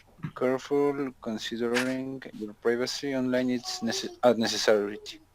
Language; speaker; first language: English; non-native, learner; Spanish